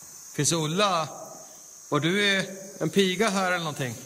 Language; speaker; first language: Swedish; native; Swedish